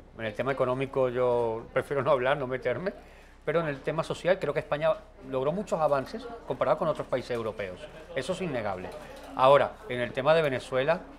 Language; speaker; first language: Spanish; native; Spanish